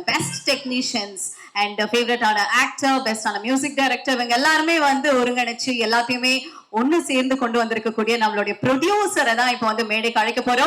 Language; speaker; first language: Tamil; native; Tamil